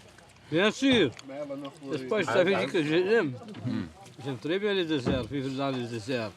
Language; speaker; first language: French; non-native, local second language; Arabic